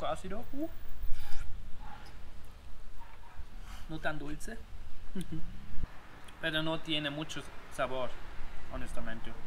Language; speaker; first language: Spanish; non-native, learner; German